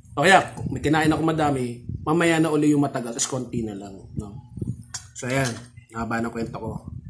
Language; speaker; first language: Filipino; native; Filipino